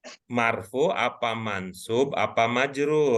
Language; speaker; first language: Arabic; non-native, fluent; Indonesian